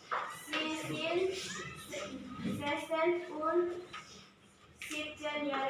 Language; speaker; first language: German; non-native, learner; Indonesian